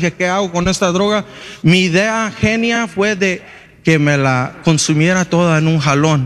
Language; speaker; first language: Spanish; early bilingual, heritage; Spanish